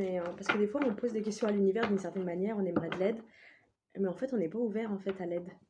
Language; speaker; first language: French; native; French